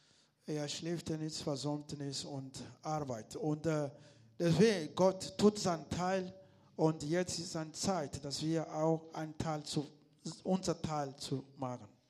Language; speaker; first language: German; non-native, learner; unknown